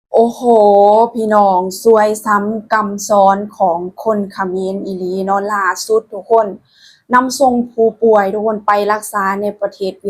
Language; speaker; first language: Thai; non-native, local second language; Lao